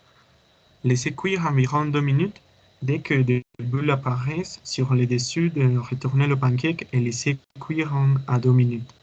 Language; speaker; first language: French; non-native, learner; Spanish